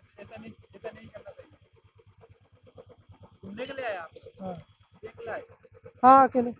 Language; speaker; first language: Hindi; non-native, local second language; Punjabi